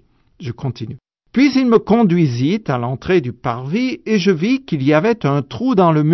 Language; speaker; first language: French; native; French